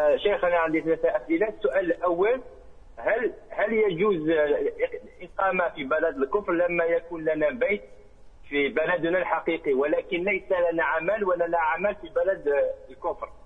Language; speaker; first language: Arabic; early bilingual, heritage; Arabic